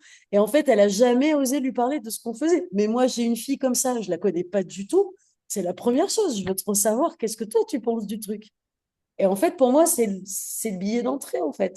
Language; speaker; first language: French; native; French